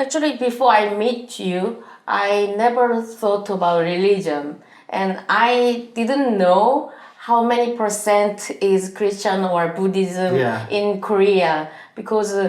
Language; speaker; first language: English; non-native, learner; Korean